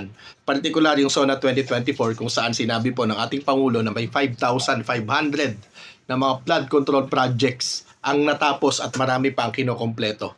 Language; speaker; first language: Filipino; native; Filipino